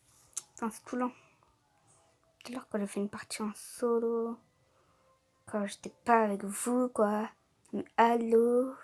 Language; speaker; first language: French; native; French